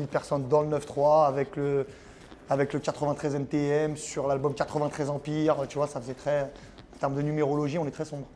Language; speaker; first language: French; native; French